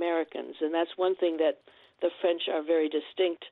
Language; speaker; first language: English; non-native, fluent; French